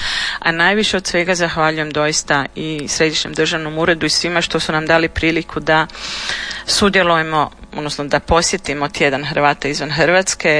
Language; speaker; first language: Serbian; native; Serbian